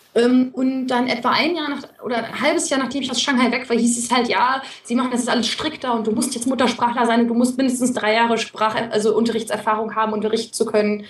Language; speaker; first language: German; native; German